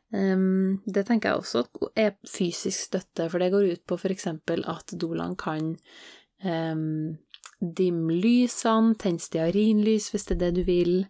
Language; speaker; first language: Norwegian; native; Norwegian